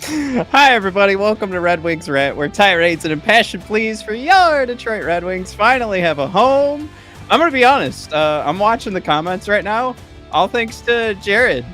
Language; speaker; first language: English; native; English